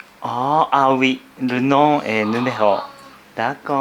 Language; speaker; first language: French; non-native, learner; Japanese